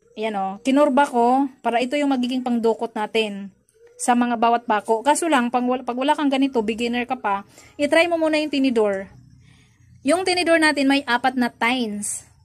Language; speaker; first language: Filipino; native; Filipino